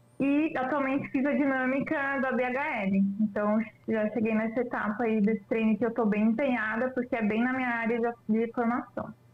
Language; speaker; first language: Portuguese; native; Portuguese